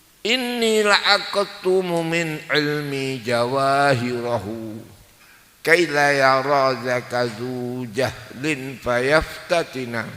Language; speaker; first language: Arabic; non-native, fluent; Javanese